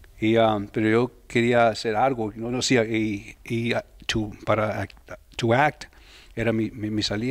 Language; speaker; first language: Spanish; early bilingual, heritage; Spanish